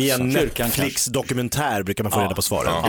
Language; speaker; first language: Swedish; native; Swedish